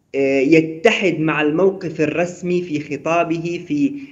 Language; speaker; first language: Arabic; native; Arabic